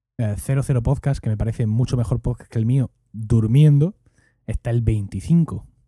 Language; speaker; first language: Spanish; native; Spanish